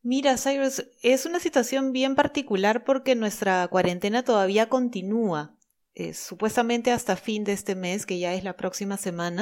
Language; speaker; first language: Spanish; native; Spanish